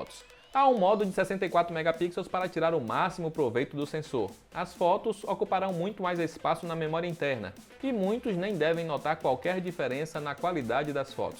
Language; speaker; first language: Portuguese; native; Portuguese